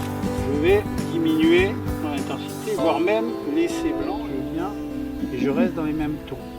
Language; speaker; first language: French; native; French